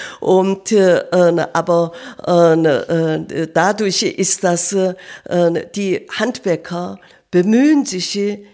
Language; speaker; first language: German; non-native, learner; Korean